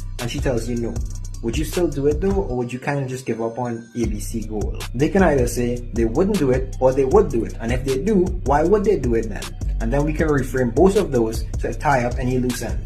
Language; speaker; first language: English; native; English